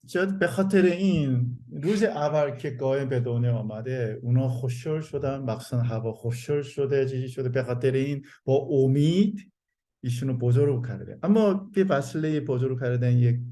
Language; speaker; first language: Persian; non-native, learner; Korean